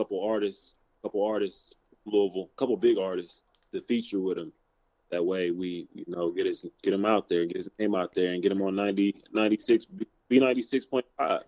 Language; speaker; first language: English; native; English